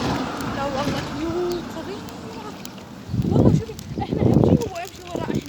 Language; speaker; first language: Arabic; non-native, learner; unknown